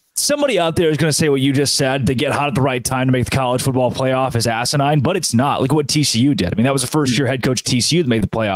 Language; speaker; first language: English; native; English